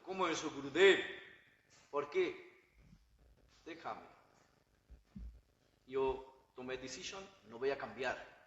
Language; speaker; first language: Spanish; non-native, learner; Bangla